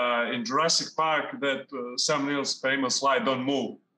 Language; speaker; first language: English; non-native, fluent; Serbian